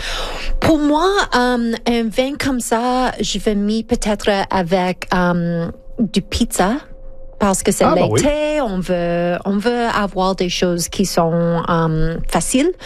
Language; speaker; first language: French; non-native, learner; English